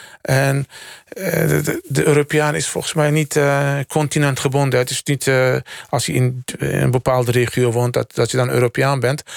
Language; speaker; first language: Dutch; early bilingual, other home language; Turkish